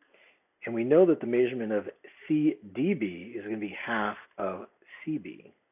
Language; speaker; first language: English; native; English